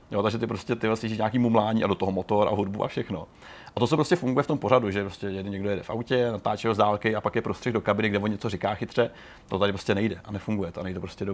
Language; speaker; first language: Czech; native; Czech